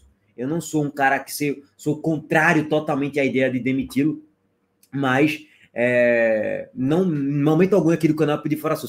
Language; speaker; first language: Portuguese; native; Portuguese